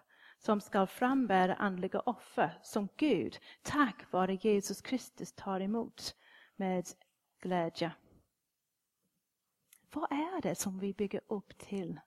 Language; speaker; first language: Swedish; non-native, fluent; English